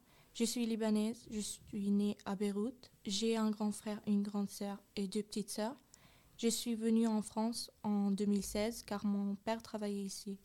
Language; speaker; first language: French; early bilingual, other home language; Arabic